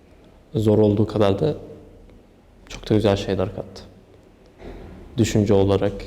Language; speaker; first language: Turkish; early bilingual, other home language; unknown